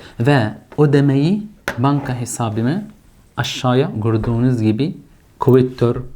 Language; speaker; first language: Turkish; non-native, fluent; Arabic